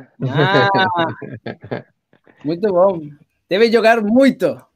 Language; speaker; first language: Portuguese; non-native, learner; Spanish